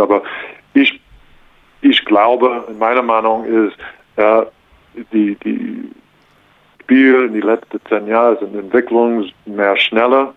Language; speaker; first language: German; non-native, learner; English